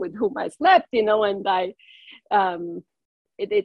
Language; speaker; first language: English; non-native, fluent; German